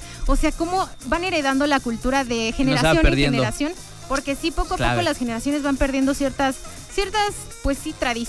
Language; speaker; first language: Spanish; native; Spanish